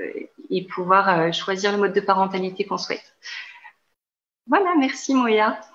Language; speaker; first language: French; native; French